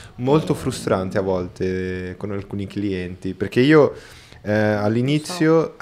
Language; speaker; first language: Italian; non-native, fluent; Portuguese